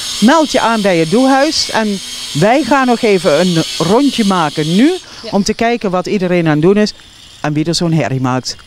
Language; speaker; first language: Dutch; native; Dutch